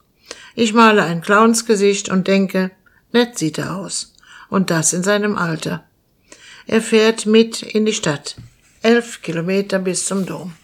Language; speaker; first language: German; native; German